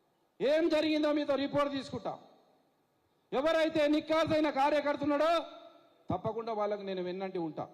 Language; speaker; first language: Telugu; native; Telugu